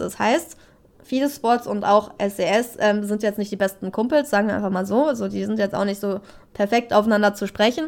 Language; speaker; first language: German; native; German